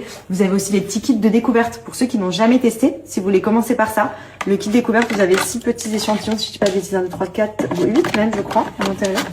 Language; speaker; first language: French; native; French